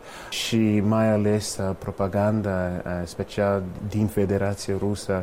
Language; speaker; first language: Romanian; non-native, fluent; English